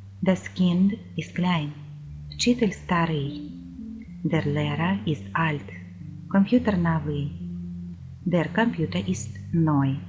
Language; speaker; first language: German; non-native, fluent; Ukrainian